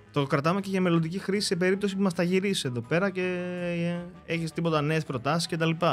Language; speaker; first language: Greek; native; Greek